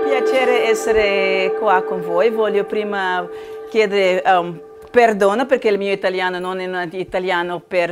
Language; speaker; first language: Italian; non-native, learner; Spanish